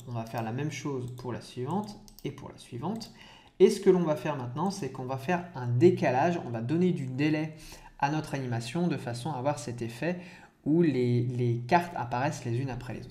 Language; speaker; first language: French; native; French